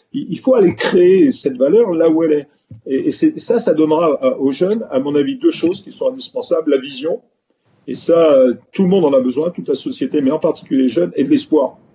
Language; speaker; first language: French; native; French